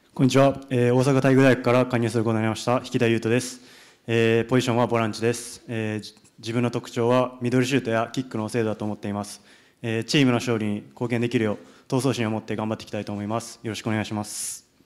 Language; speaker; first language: Japanese; native; Japanese